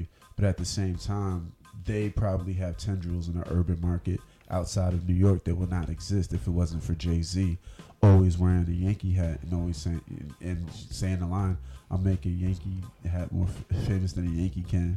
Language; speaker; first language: English; native; English